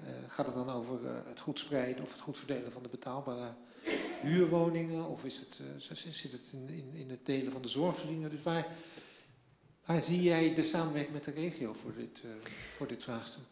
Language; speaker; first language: Dutch; native; Dutch